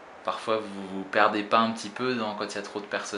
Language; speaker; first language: French; native; French